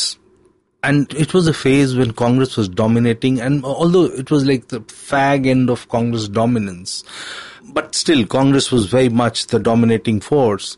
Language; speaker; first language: English; non-native, local second language; Hindi